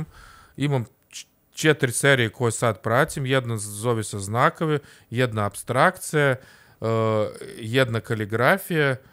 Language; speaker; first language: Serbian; non-native, learner; Russian